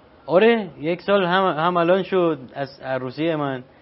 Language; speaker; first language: Persian; non-native, learner; Spanish